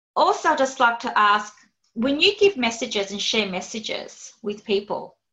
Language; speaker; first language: English; native; English